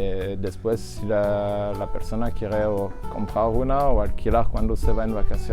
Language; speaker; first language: Spanish; non-native, learner; French